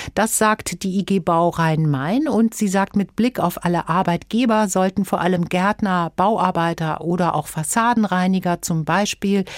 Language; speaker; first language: German; native; German